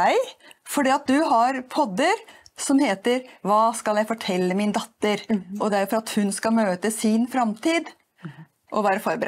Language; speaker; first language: Norwegian; native; Norwegian